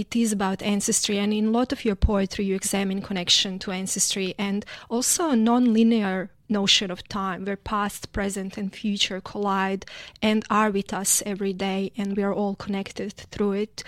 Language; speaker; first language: English; non-native, fluent; Croatian